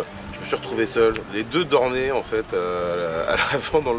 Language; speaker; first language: French; native; French